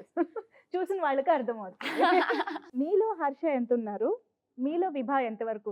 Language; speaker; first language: Telugu; native; Telugu